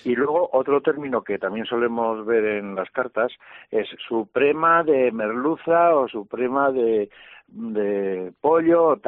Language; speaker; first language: Spanish; native; Spanish